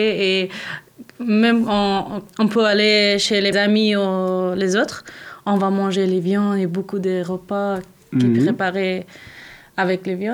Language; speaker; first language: French; non-native, learner; Persian